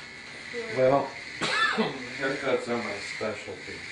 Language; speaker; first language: English; native; English